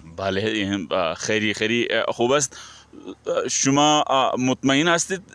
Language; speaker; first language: Persian; non-native, learner; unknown